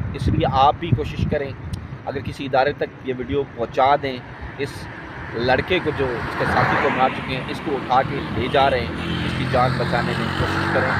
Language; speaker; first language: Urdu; non-native, local second language; Sindhi